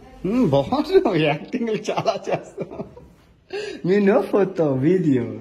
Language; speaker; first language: Spanish; non-native, learner; Telugu